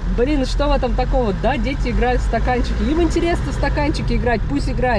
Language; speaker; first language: Russian; native; Russian